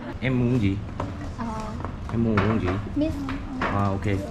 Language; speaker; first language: Vietnamese; non-native, learner; Korean